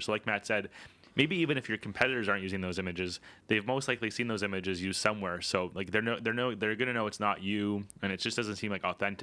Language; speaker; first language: English; native; English